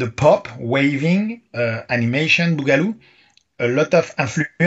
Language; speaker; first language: English; non-native, learner; French